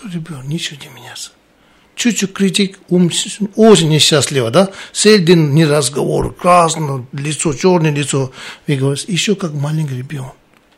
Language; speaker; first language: Russian; non-native, learner; Tibetan